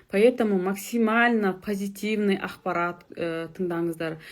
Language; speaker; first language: Russian; non-native, local second language; Kazakh